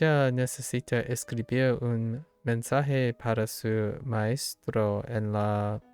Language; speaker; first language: Spanish; non-native, learner; English